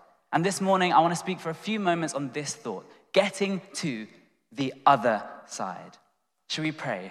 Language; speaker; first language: English; native; English